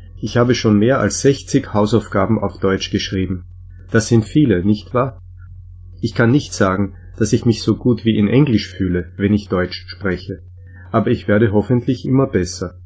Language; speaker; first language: German; non-native, learner; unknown